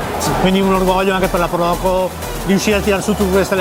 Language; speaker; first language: Italian; native; Italian